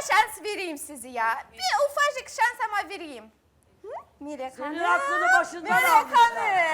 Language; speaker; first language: Turkish; non-native, learner; Russian